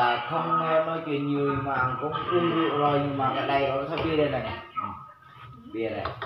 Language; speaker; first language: Vietnamese; non-native, local second language; Jarai